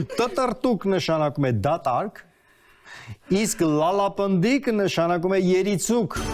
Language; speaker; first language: Armenian; native; Armenian